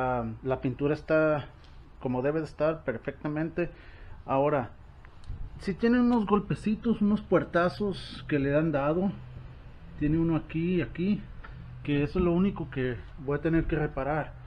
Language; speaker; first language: Spanish; early bilingual, heritage; Spanish